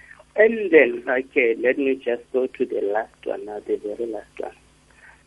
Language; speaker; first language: English; non-native, local second language; Xhosa